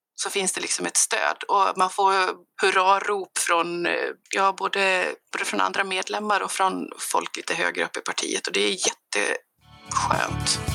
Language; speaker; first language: Swedish; native; Swedish